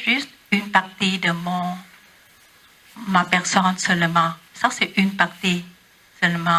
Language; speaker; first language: French; non-native, learner; Vietnamese